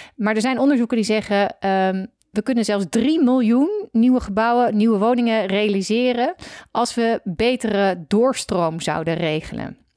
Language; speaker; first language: Dutch; native; Dutch